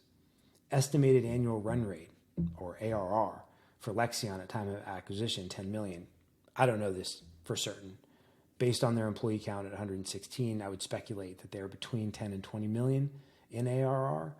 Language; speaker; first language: English; native; English